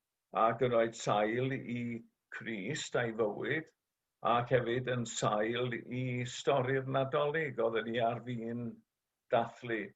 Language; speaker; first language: Welsh; native; Welsh